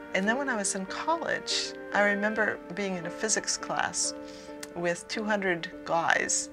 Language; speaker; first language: English; native; English